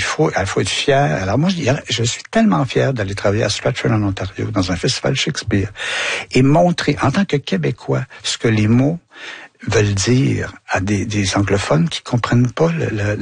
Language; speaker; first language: French; native; French